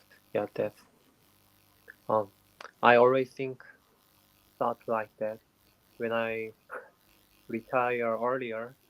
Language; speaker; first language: English; non-native, learner; Korean